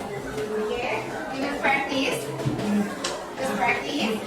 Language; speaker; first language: English; non-native, learner; Indonesian